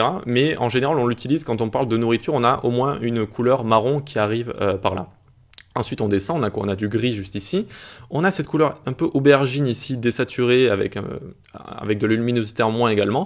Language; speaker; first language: French; native; French